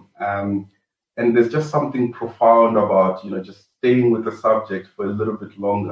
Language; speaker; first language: English; non-native, local second language; Venda